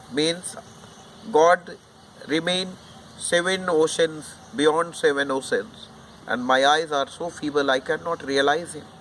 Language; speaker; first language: English; non-native, local second language; Hindi